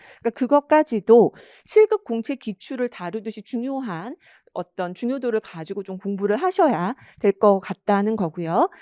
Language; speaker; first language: Korean; native; Korean